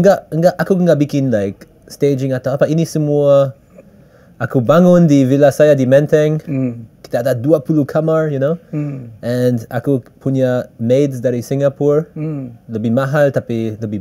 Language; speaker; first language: Indonesian; early bilingual, heritage; English